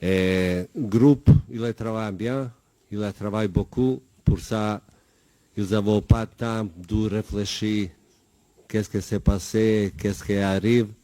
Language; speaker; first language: French; non-native, learner; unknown